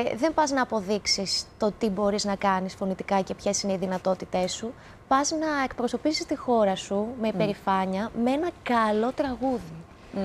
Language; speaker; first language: Greek; early bilingual, other home language; Romanian